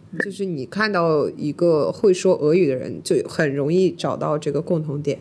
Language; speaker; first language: Chinese; early bilingual, heritage; Chinese